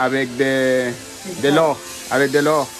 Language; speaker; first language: French; non-native, learner; Spanish